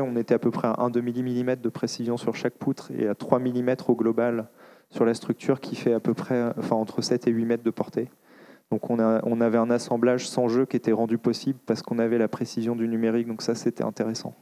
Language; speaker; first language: French; native; French